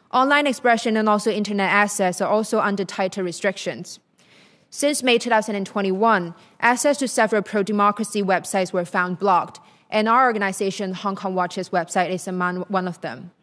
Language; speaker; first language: English; non-native, local second language; Cantonese